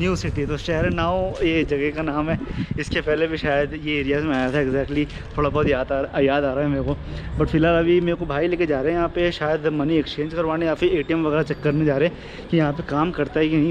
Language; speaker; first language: Hindi; native; Hindi